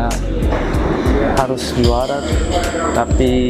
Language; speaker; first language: Indonesian; non-native, learner; Korean